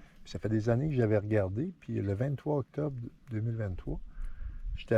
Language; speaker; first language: French; native; French